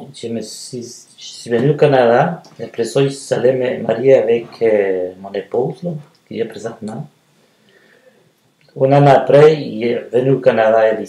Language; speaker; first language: French; non-native, fluent; Spanish